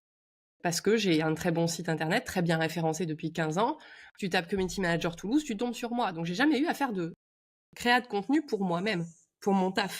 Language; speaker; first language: French; native; French